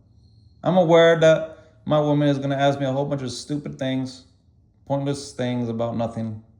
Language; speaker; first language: English; native; English